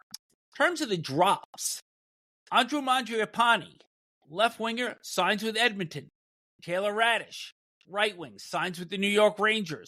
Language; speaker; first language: English; native; English